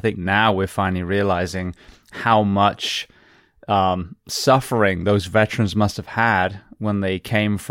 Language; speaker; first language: English; native; English